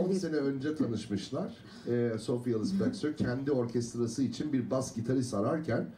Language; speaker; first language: Turkish; native; Turkish